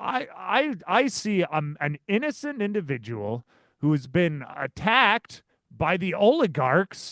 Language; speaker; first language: English; native; English